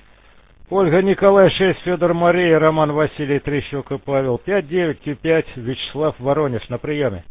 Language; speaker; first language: Russian; native; Russian